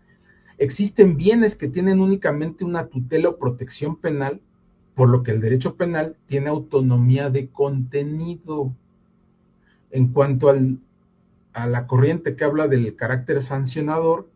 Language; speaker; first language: Spanish; native; Spanish